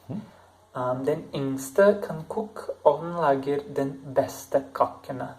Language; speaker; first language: Norwegian; non-native, learner; Portuguese